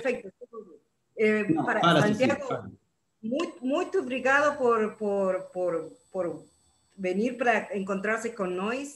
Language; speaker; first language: Portuguese; non-native, learner; Spanish